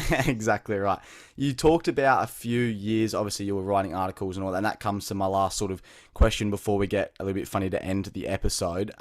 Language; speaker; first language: English; native; English